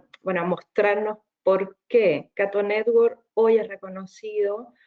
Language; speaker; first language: Spanish; native; Spanish